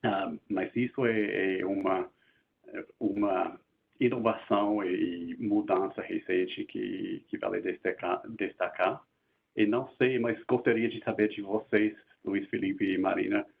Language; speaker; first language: Portuguese; non-native, fluent; English